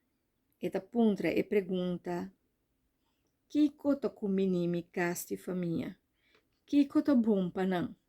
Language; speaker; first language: Portuguese; non-native, learner; Papiamento